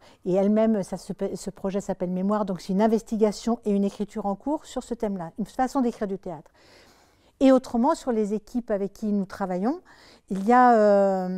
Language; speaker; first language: French; native; French